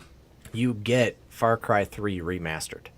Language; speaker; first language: English; native; English